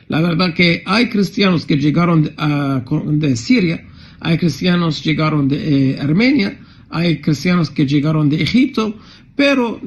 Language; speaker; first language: Spanish; non-native, fluent; Arabic